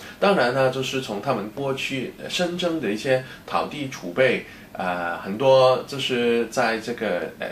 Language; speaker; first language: Chinese; non-native, local second language; Cantonese